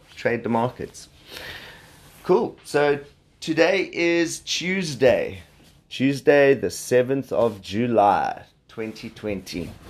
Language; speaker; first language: English; native; English